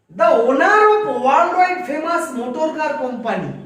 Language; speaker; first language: English; non-native, local second language; Bangla